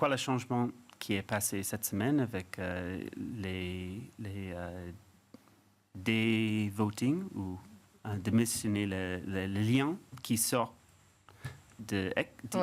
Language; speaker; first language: French; non-native, fluent; English